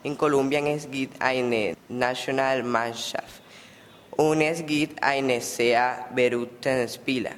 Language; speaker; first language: German; non-native, learner; Spanish